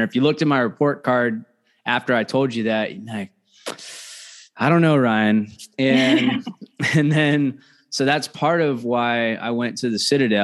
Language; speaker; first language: English; native; English